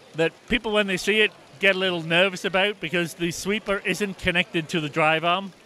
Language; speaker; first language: English; native; English